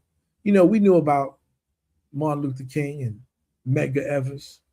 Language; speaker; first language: English; native; English